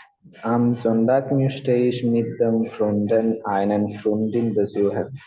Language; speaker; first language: German; non-native, learner; Malayalam